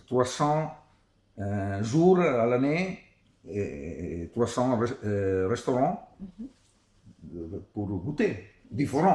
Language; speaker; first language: French; non-native, learner; Italian